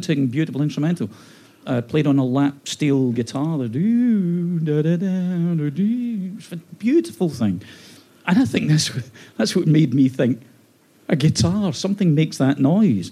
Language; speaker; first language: English; native; English